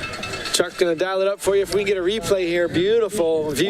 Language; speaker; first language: English; native; English